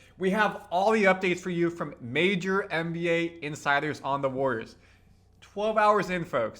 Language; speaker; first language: English; native; English